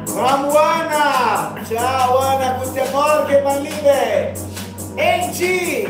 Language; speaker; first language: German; non-native, learner; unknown